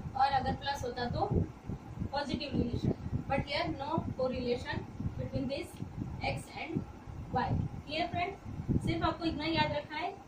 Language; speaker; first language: Hindi; non-native, local second language; Gujarati